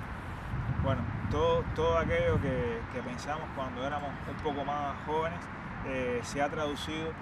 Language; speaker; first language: Spanish; native; Spanish